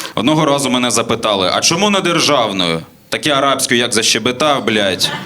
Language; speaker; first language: Ukrainian; non-native, local second language; Russian